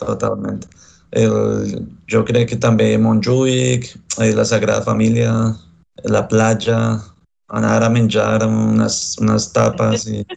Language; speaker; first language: Catalan; non-native, fluent; Spanish